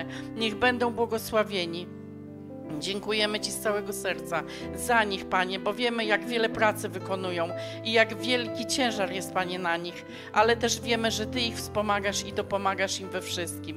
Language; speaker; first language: Polish; native; Polish